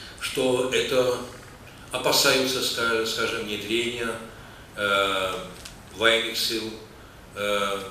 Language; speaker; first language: Russian; non-native, fluent; Czech